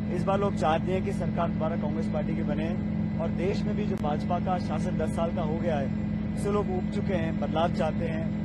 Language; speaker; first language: Hindi; native; Hindi